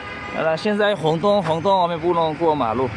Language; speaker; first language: Chinese; non-native, fluent; Bangla